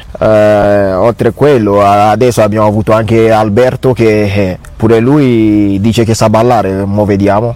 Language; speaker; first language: Italian; non-native, fluent; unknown